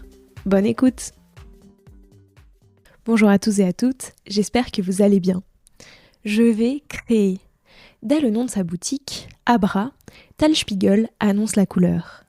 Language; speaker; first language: French; native; French